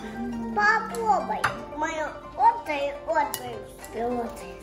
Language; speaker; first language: Russian; early bilingual, heritage; Russian